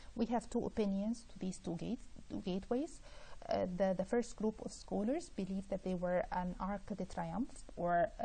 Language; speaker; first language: English; non-native, fluent; Arabic